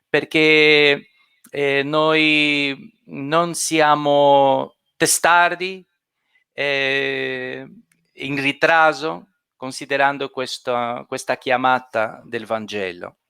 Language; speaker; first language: Italian; non-native, fluent; Portuguese